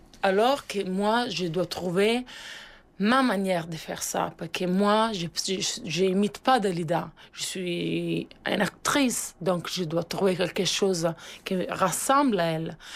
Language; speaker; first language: French; non-native, fluent; Italian